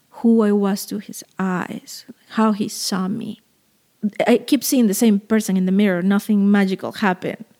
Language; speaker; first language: English; non-native, fluent; Spanish